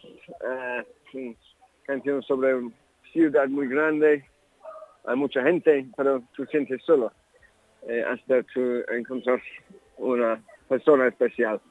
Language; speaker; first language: Spanish; non-native, learner; English